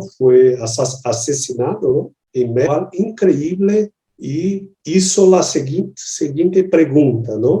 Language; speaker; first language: Spanish; non-native, learner; Portuguese